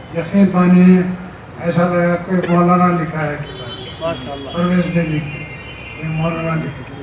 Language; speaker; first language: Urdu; native; Urdu